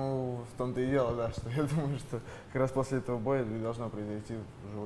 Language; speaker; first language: Russian; native; Russian